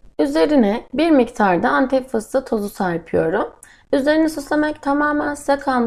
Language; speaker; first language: Turkish; native; Turkish